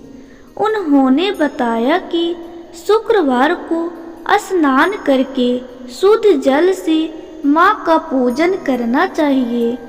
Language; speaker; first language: Hindi; native; Hindi